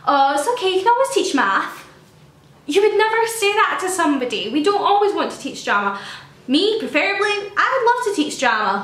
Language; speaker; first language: English; native; English